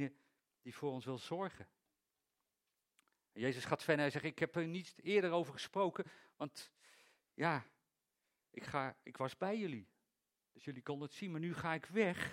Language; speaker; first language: Dutch; native; Dutch